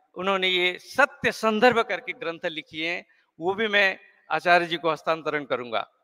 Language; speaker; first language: Hindi; non-native, fluent; Nepali